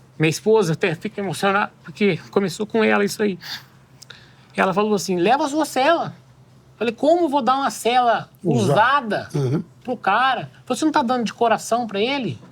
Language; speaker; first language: Portuguese; native; Portuguese